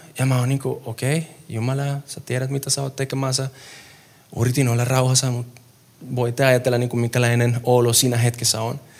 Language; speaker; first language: Finnish; non-native, fluent; Spanish